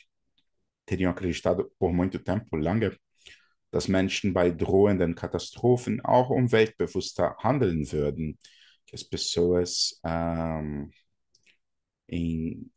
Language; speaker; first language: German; non-native, fluent; Portuguese